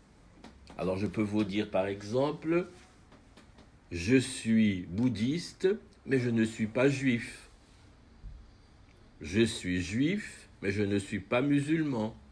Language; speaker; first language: French; non-native, fluent; Portuguese